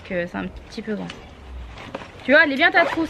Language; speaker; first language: French; native; French